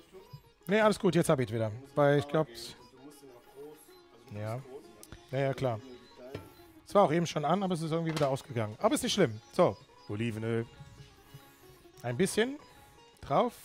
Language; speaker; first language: German; native; German